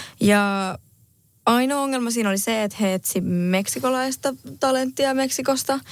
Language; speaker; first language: Finnish; early bilingual, heritage; Spanish